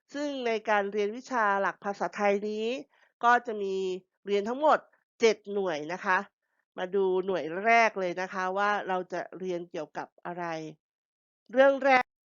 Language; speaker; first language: Thai; native; Thai